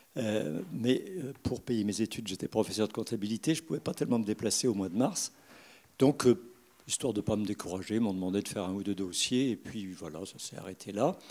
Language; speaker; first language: French; native; French